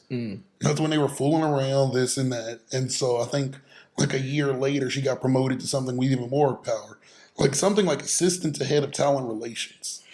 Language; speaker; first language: English; native; English